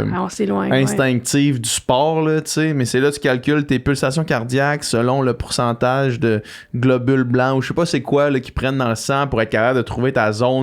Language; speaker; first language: French; native; French